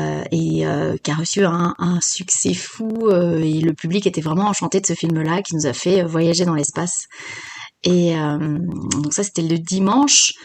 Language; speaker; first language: French; native; French